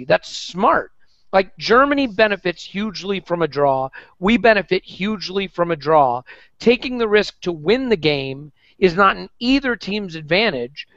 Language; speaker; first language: English; native; English